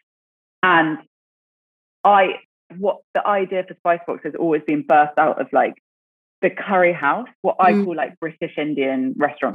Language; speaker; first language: English; native; English